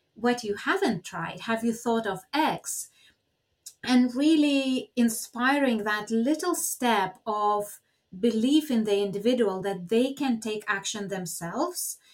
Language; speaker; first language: English; non-native, fluent; Lithuanian